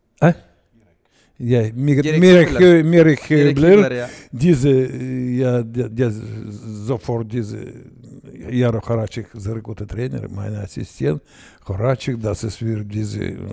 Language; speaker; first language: German; non-native, learner; Russian